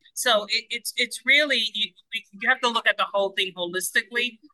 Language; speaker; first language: English; non-native, fluent; Spanish